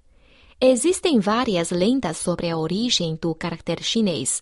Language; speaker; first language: Portuguese; non-native, fluent; Chinese